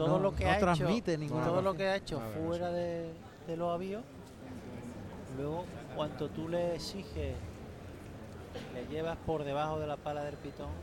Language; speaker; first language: Spanish; native; Spanish